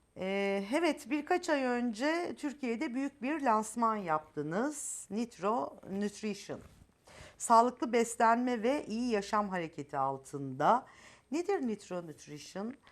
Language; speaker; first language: Turkish; native; Turkish